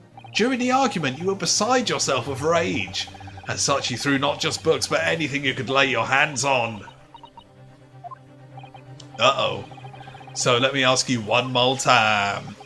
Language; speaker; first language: English; native; English